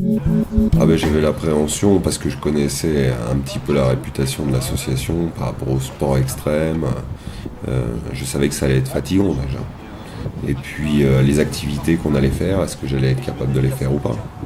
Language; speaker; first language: French; native; French